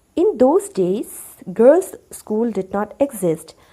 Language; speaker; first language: English; non-native, local second language; Assamese